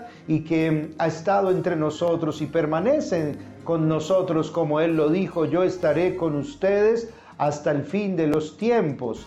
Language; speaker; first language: Spanish; native; Spanish